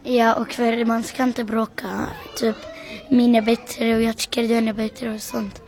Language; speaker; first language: Swedish; early bilingual, other home language; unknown